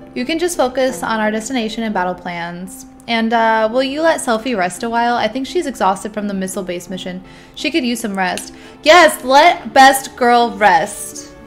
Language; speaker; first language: English; native; English